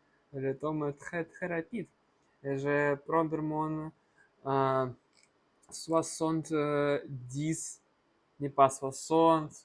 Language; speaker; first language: French; non-native, learner; Russian